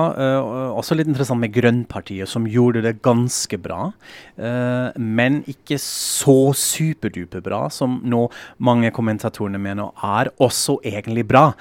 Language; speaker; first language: Norwegian; non-native, fluent; German